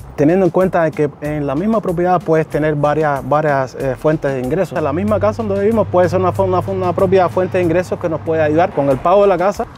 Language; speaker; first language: Spanish; native; Spanish